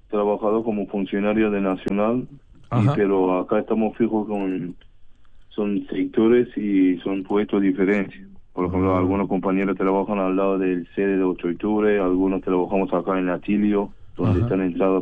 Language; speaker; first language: Spanish; non-native, learner; Persian